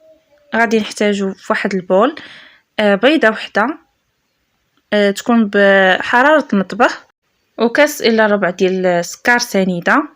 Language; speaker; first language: Arabic; native; Arabic